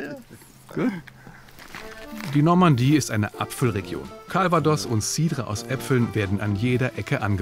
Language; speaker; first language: German; native; German